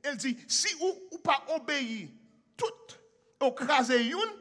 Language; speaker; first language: French; non-native, learner; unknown